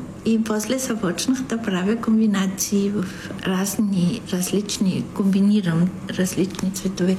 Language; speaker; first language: Bulgarian; non-native, fluent; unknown